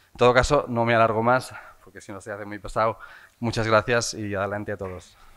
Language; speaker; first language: Spanish; non-native, local second language; Catalan